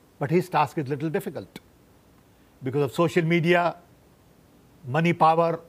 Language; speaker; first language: English; non-native, local second language; Gujarati